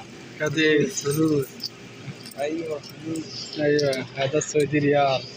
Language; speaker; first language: Arabic; non-native, learner; Bangla